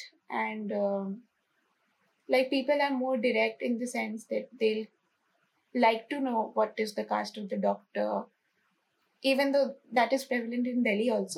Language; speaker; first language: English; non-native, local second language; Hindi